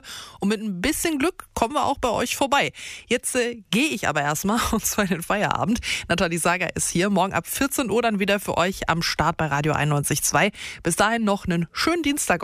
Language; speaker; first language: German; native; German